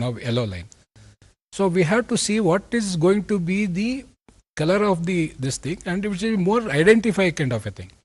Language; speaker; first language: English; non-native, local second language; Kannada